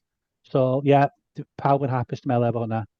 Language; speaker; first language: Welsh; native; Welsh